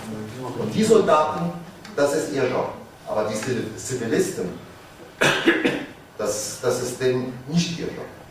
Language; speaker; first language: German; non-native, fluent; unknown